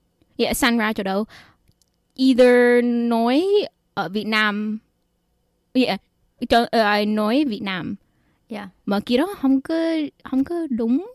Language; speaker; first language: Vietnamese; early bilingual, heritage; Vietnamese